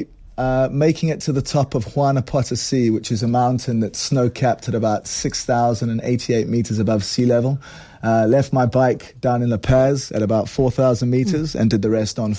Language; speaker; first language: English; native; English